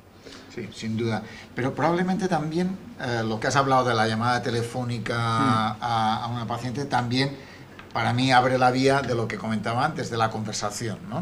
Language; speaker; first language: Spanish; native; Spanish